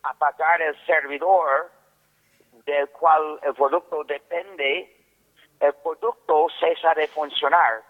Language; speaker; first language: Spanish; non-native, fluent; English